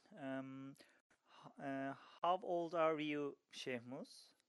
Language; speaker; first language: English; non-native, learner; Turkish